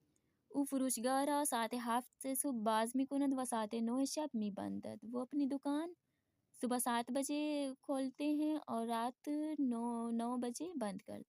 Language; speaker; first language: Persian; non-native, fluent; Urdu